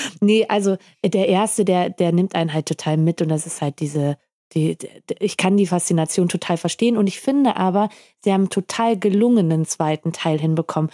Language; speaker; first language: German; native; German